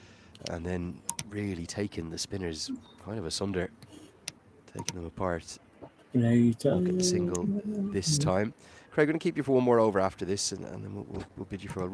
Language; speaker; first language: English; native; English